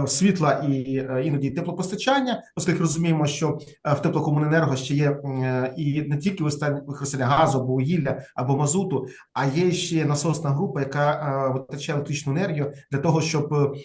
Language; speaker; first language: Ukrainian; native; Ukrainian